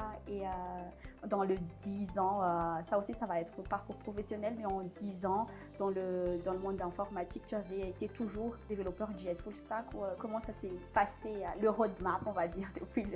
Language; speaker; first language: French; non-native, local second language; Malagasy